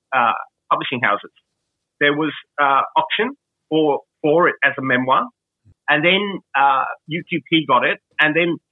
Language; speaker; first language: English; early bilingual, other home language; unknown